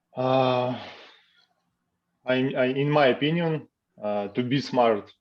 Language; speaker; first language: English; non-native, learner; Russian